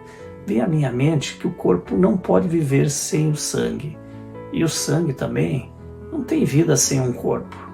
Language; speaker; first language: Portuguese; native; Portuguese